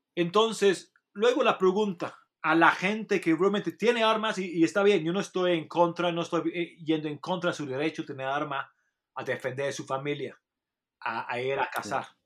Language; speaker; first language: Spanish; non-native, fluent; English